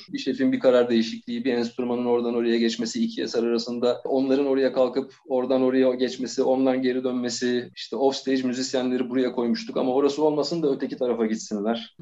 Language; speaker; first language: Turkish; native; Turkish